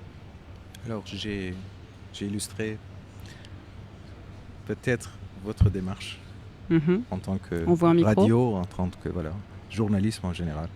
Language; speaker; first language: French; non-native, fluent; Persian